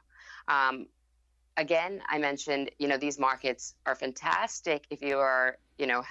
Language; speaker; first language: English; non-native, fluent; Thai